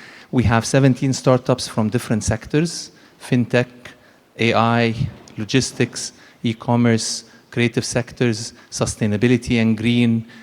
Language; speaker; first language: English; non-native, fluent; Arabic